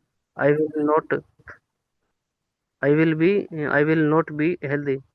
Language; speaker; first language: English; non-native, learner; Hindi